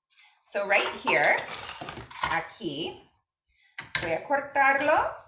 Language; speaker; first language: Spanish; non-native, fluent; English